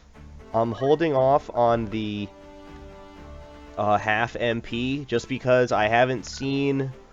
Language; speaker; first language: English; native; English